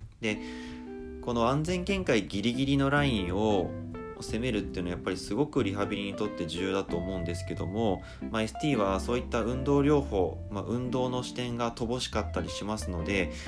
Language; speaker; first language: Japanese; native; Japanese